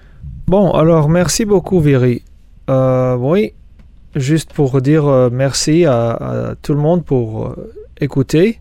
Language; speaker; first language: French; non-native, fluent; Spanish